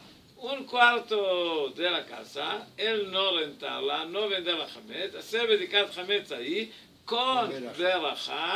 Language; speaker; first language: Spanish; non-native, learner; Hebrew